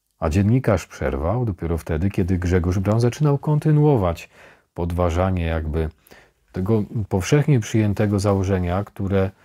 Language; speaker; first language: Polish; native; Polish